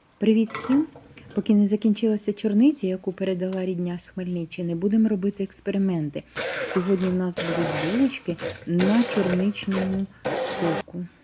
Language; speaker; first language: Ukrainian; native; Ukrainian